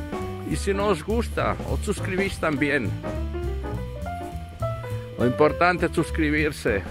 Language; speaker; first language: Spanish; non-native, fluent; Portuguese